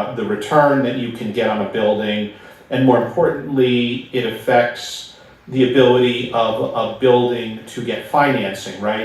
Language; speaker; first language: English; native; English